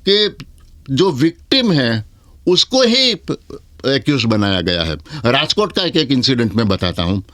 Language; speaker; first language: Hindi; non-native, local second language; Gujarati